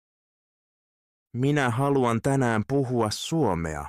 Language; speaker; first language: Finnish; non-native, fluent; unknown